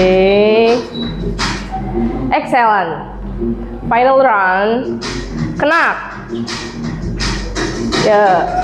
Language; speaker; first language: English; non-native, learner; Indonesian